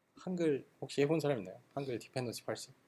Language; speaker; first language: Korean; native; Korean